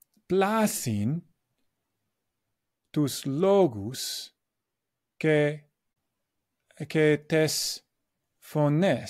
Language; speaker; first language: Greek; non-native, fluent; English